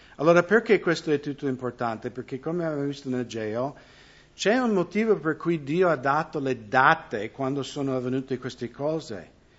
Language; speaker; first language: Italian; non-native, fluent; English